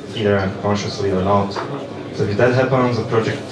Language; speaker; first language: English; non-native, fluent; Slovak